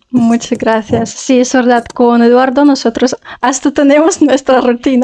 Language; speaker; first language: Spanish; non-native, fluent; Russian